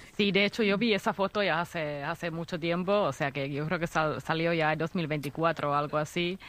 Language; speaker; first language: Spanish; non-native, fluent; Finnish